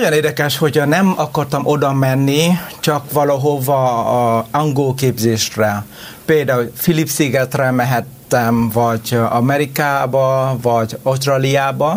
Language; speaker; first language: Hungarian; non-native, learner; Vietnamese